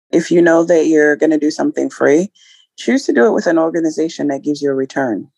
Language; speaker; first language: English; early bilingual, other home language; Ibibio